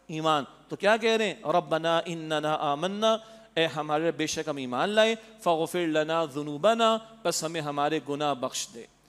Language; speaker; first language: Urdu; native; Urdu